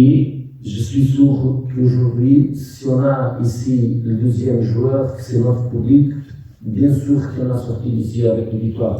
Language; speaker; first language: French; non-native, fluent; Portuguese